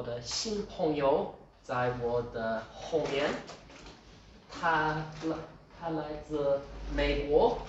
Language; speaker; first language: Chinese; non-native, learner; English